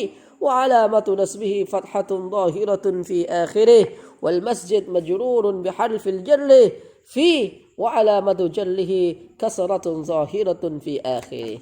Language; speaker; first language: Arabic; non-native, fluent; Indonesian